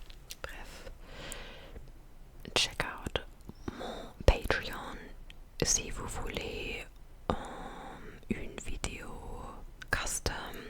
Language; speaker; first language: French; non-native, fluent; English